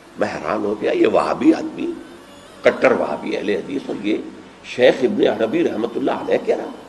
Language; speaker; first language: Urdu; native; Urdu